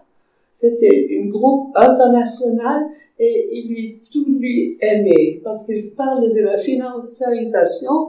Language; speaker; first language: French; non-native, fluent; German